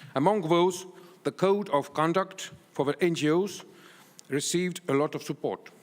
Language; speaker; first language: English; non-native, fluent; Estonian